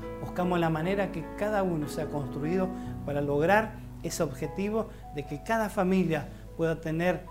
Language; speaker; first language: Spanish; native; Spanish